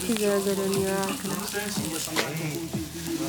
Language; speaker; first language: Turkish; non-native, learner; English